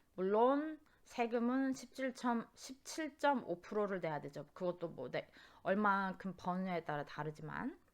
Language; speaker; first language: Korean; native; Korean